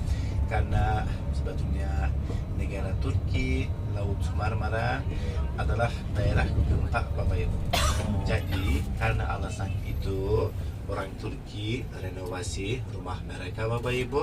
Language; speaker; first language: Indonesian; non-native, fluent; Turkish